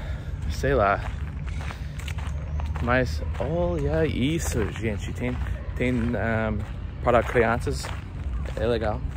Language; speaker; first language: Portuguese; non-native, fluent; English